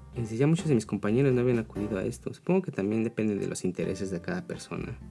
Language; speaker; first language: Spanish; native; Spanish